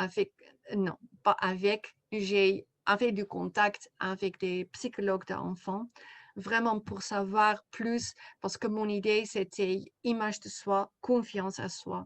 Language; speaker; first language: French; non-native, fluent; Dutch